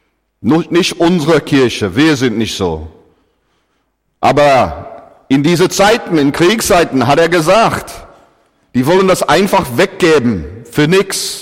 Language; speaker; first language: German; non-native, fluent; English